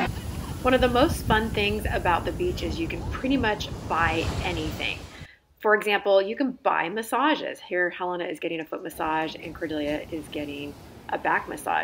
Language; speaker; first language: English; native; English